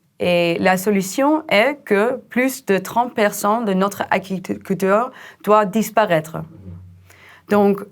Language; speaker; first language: French; non-native, fluent; Dutch